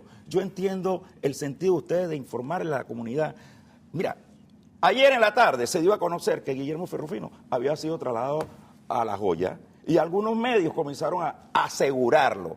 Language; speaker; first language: Spanish; native; Spanish